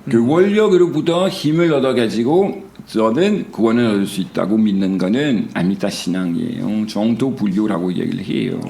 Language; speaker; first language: Korean; non-native, fluent; French